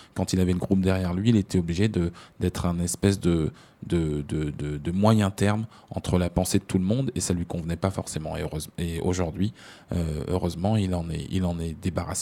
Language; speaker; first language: French; native; French